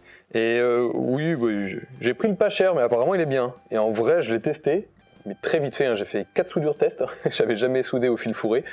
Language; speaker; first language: French; native; French